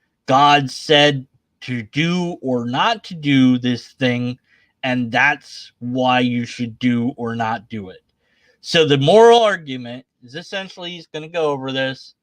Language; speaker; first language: English; native; English